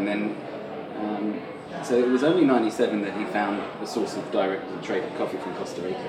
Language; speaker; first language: English; native; English